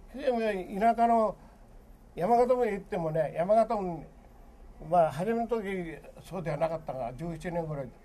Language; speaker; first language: Japanese; early bilingual, other home language; Korean